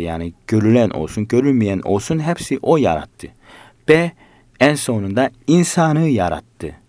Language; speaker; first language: Turkish; non-native, learner; Korean